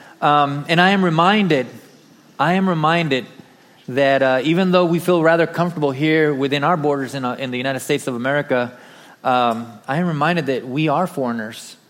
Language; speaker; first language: English; early bilingual, other home language; Spanish